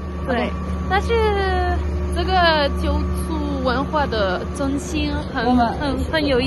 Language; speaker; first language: Chinese; non-native, learner; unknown